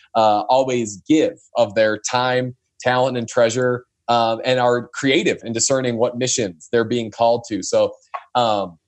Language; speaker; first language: English; native; English